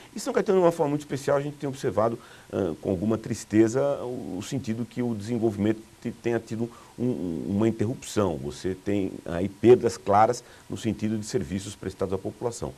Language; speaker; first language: Portuguese; native; Portuguese